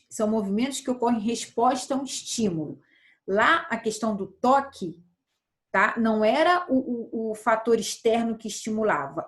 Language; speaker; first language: Portuguese; native; Portuguese